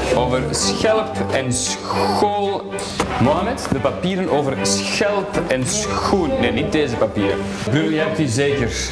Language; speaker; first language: Dutch; native; Dutch